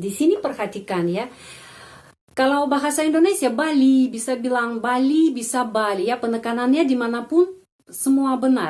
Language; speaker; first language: Indonesian; non-native, fluent; Russian